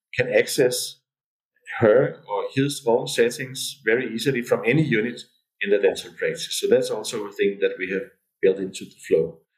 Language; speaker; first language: English; non-native, fluent; Danish